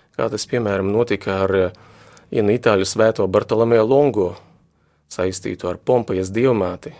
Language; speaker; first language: Latvian; non-native, local second language; Russian